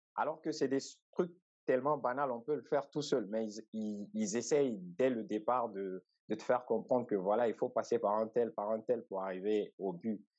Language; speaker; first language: French; non-native, local second language; Bambara